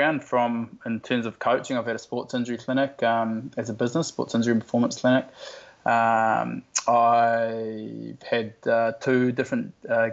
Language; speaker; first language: English; native; English